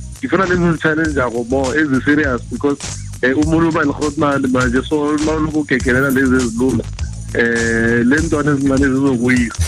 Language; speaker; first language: Zulu; non-native, local second language; South Ndebele